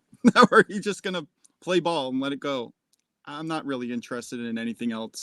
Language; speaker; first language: English; native; English